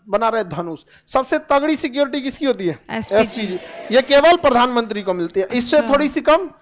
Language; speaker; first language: Hindi; native; Hindi